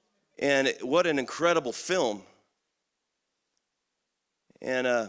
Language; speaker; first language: English; native; English